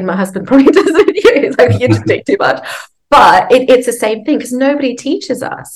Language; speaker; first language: English; native; English